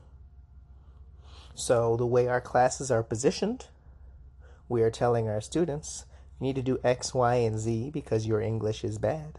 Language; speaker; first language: English; native; English